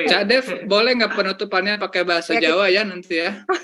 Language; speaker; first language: Indonesian; native; Indonesian